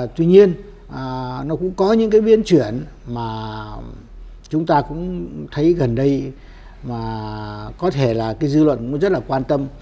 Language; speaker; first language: Vietnamese; native; Vietnamese